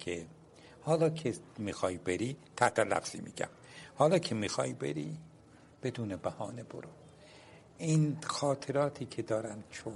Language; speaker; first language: Persian; non-native, local second language; Turkish